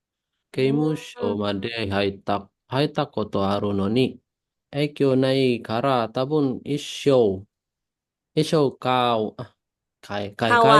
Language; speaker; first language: Japanese; non-native, learner; Indonesian